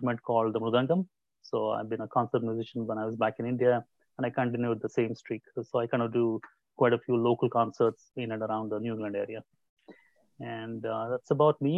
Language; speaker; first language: English; non-native, local second language; Kannada